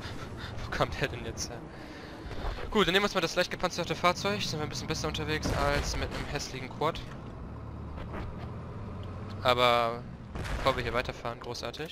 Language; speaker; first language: German; native; German